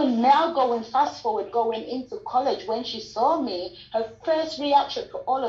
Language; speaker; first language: English; non-native, local second language; Krio